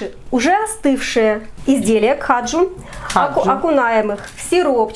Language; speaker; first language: Russian; native; Russian